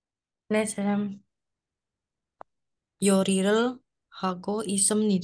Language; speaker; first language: Korean; non-native, learner; Indonesian